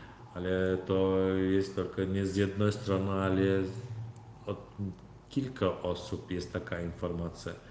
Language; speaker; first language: Polish; non-native, learner; Turkmen